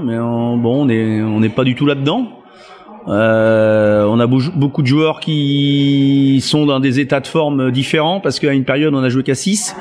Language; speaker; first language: French; native; French